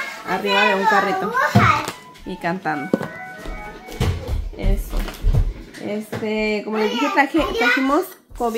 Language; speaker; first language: Spanish; native; Spanish